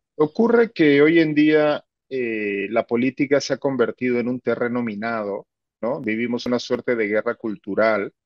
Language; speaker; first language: Spanish; native; Spanish